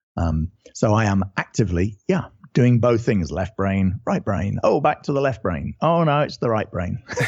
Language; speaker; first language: English; native; English